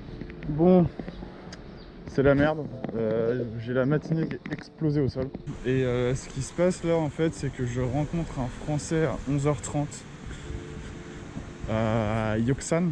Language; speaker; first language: French; native; French